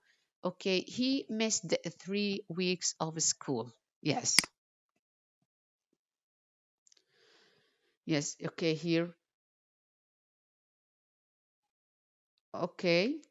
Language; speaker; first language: English; non-native, fluent; Arabic